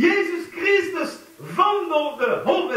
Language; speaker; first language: Dutch; non-native, fluent; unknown